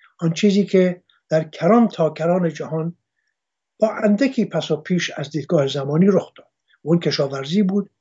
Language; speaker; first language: Persian; non-native, local second language; Armenian